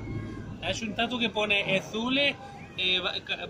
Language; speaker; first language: Spanish; native; Spanish